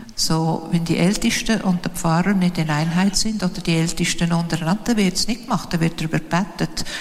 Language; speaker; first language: German; native; German